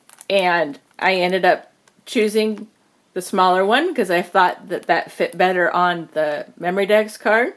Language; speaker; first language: English; native; English